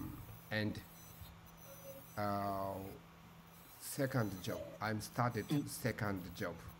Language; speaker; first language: English; non-native, learner; Japanese